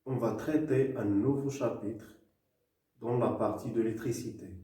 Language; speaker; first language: French; non-native, local second language; Arabic